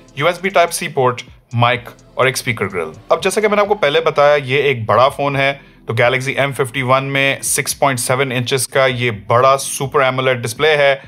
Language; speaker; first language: Urdu; native; Urdu